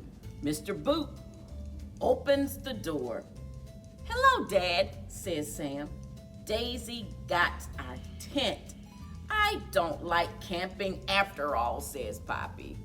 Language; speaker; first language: English; native; English